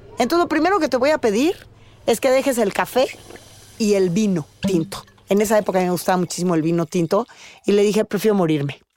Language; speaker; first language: Spanish; native; Spanish